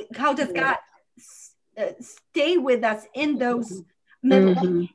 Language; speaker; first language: English; non-native, fluent; Croatian